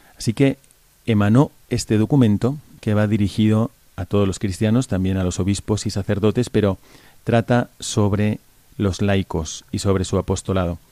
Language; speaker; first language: Spanish; native; Spanish